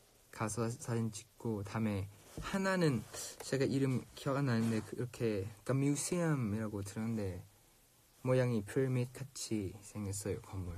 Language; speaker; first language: Korean; non-native, fluent; Thai